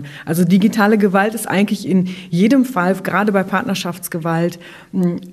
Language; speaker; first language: German; native; German